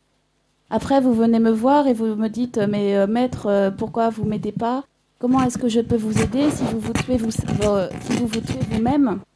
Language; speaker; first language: French; native; French